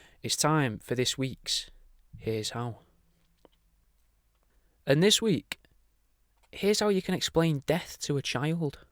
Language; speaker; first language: English; native; English